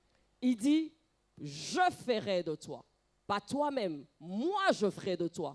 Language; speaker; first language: French; non-native, local second language; Lingala